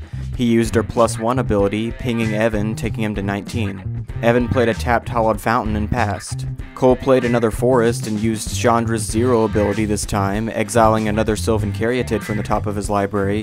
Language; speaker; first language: English; native; English